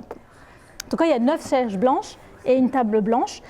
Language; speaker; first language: French; native; French